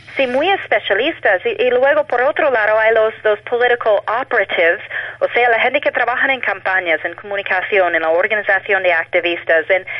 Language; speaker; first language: Spanish; non-native, fluent; English